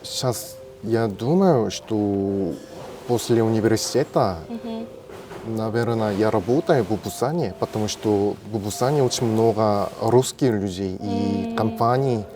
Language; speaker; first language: Russian; non-native, learner; Korean